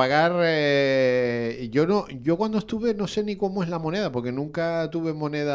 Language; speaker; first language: Spanish; native; Spanish